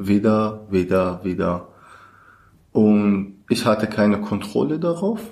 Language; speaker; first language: German; non-native, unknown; Kurdish